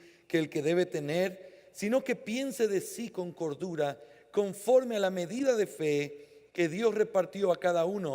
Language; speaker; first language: Spanish; native; Spanish